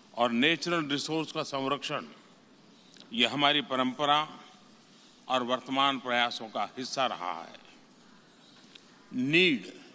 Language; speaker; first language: Hindi; non-native, local second language; Gujarati